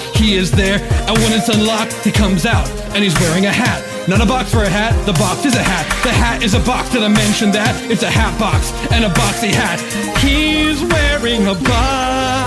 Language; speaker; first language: English; native; English